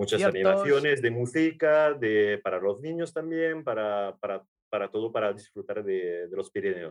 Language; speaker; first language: Spanish; non-native, learner; French